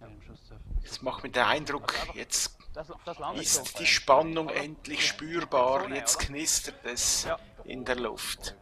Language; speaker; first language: German; native; German